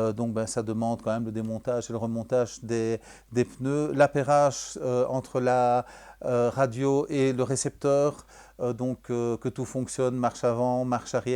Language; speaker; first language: French; native; French